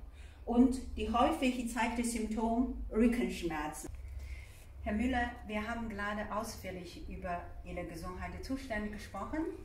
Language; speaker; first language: German; non-native, fluent; Chinese